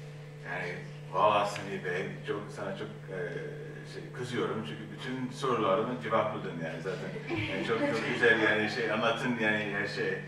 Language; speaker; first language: Turkish; non-native, learner; English